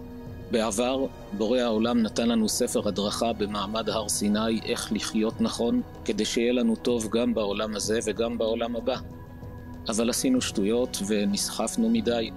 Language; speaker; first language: Hebrew; native; Hebrew